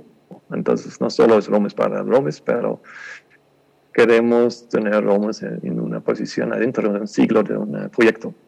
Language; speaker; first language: Spanish; non-native, fluent; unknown